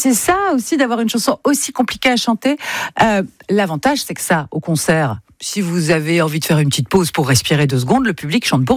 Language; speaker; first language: French; native; French